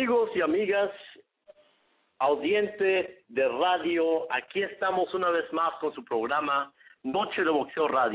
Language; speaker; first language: Spanish; native; Spanish